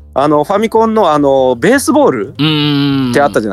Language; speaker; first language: Japanese; native; Japanese